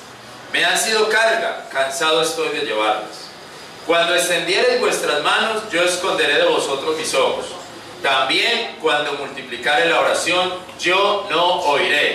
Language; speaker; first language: Spanish; native; Spanish